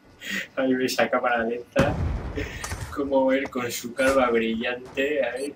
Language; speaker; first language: Spanish; native; Spanish